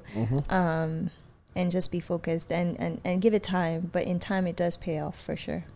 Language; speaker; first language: English; native; English